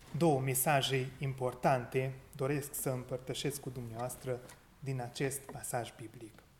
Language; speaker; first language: Romanian; non-native, local second language; Hungarian